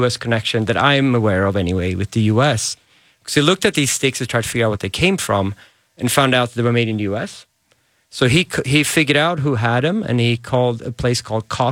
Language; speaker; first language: English; non-native, fluent; Swedish